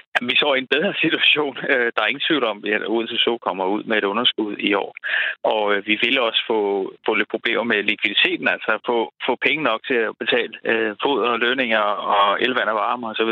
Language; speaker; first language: Danish; native; Danish